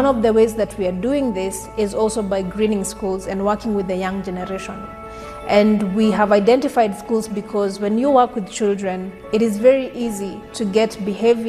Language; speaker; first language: English; non-native, local second language; Kikuyu